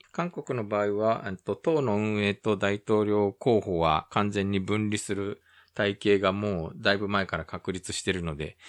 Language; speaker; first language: Japanese; native; Japanese